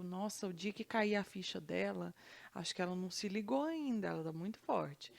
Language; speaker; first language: Portuguese; native; Portuguese